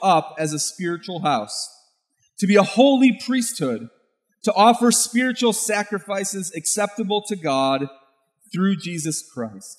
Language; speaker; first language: English; native; English